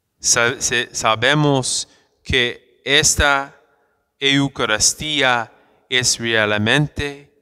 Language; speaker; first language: Spanish; non-native, fluent; English